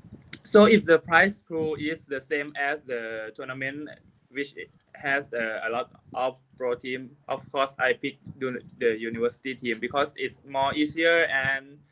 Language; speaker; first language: English; non-native, learner; Thai